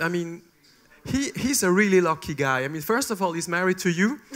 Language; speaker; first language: English; non-native, fluent; German